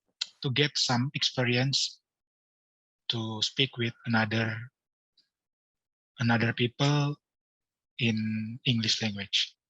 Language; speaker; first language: English; non-native, learner; Indonesian